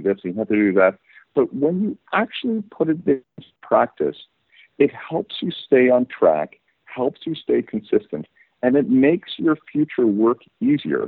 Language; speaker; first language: English; native; English